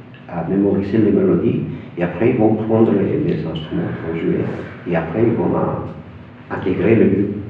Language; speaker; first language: French; non-native, fluent; Spanish